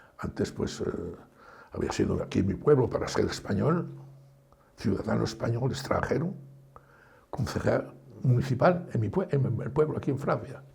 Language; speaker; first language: Spanish; native; Spanish